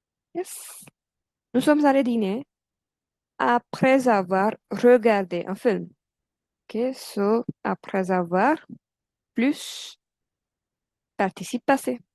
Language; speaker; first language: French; non-native, fluent; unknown